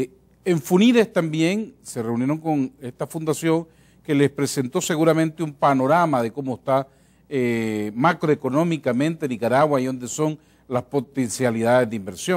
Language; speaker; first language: Spanish; native; Spanish